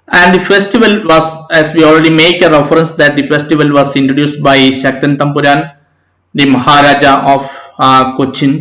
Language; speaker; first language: English; non-native, local second language; Malayalam